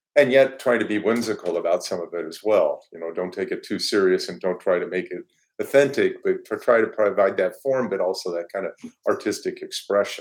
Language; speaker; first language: English; native; English